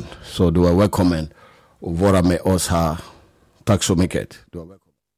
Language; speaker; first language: Swedish; non-native, fluent; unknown